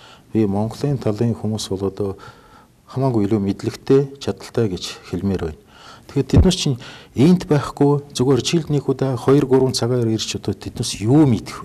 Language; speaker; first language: Mongolian; non-native, fluent; Russian